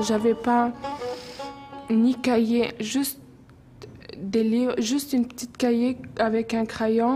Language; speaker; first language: French; non-native, learner; Persian